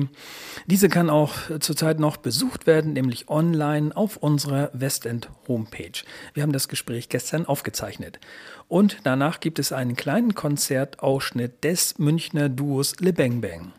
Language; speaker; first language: German; native; German